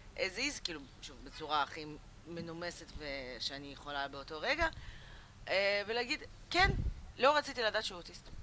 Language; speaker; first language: Hebrew; early bilingual, other home language; Russian